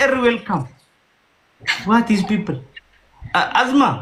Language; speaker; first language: English; non-native, learner; Oromo